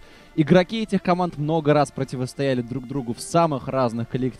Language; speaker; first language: Russian; native; Russian